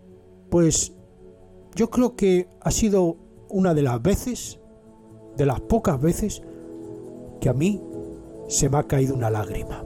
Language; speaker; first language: Spanish; native; Spanish